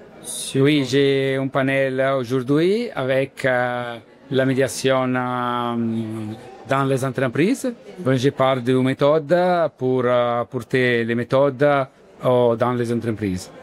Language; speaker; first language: French; non-native, learner; Italian